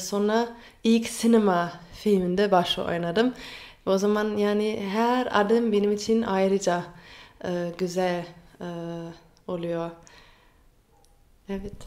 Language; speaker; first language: Turkish; non-native, fluent; German